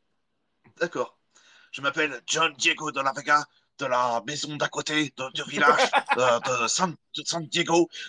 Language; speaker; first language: French; native; French